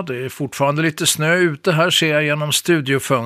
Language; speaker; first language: Swedish; native; Swedish